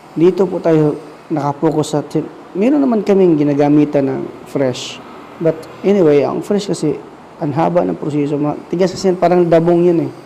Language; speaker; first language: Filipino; non-native, local second language; Cebuano